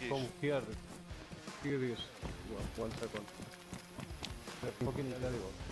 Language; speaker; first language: English; non-native, learner; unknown